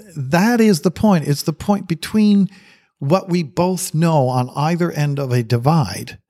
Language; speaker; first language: English; native; English